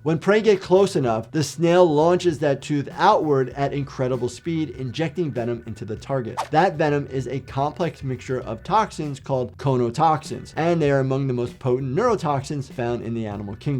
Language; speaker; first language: English; native; English